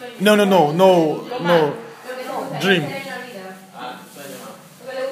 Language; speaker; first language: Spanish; non-native, learner; Russian